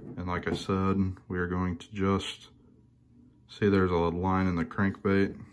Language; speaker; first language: English; native; English